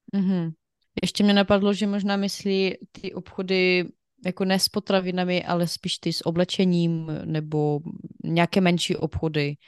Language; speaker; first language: Czech; non-native, fluent; Ukrainian